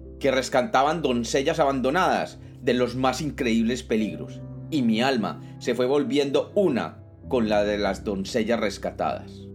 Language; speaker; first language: Spanish; native; Spanish